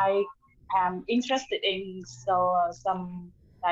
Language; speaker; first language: English; non-native, learner; Vietnamese